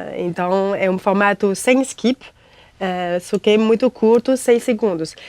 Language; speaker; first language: Portuguese; non-native, fluent; French